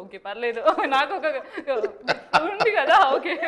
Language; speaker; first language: Telugu; non-native, learner; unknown